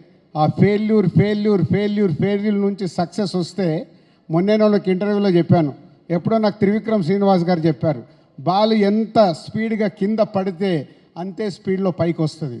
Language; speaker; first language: Telugu; native; Telugu